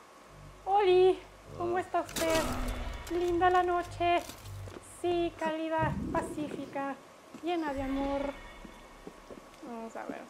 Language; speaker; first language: Spanish; native; Spanish